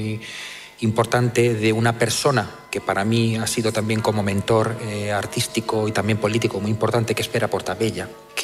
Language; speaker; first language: Spanish; native; Spanish